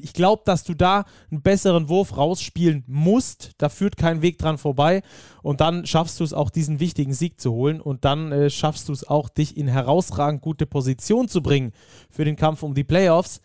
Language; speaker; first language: German; native; German